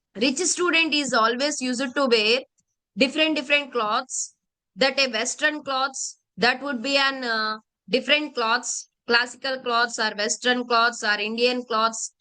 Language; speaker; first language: English; non-native, local second language; Telugu